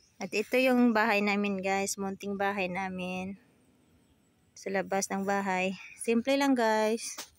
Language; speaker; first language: Filipino; non-native, local second language; Cebuano